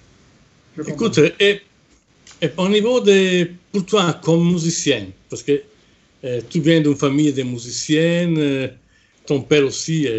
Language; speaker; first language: French; non-native, fluent; Italian